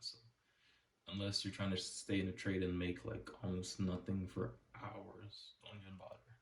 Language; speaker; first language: English; native; English